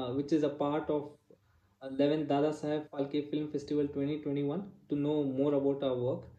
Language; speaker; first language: English; non-native, local second language; Kannada